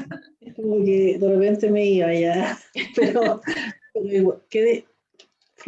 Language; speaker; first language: Spanish; native; Spanish